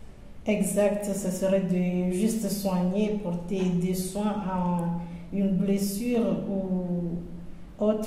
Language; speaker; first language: French; non-native, local second language; Comorian